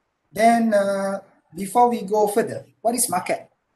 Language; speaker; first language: English; non-native, local second language; Malay